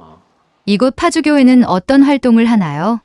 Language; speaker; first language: Korean; native; Korean